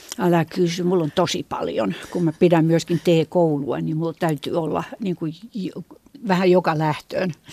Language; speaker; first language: Finnish; native; Finnish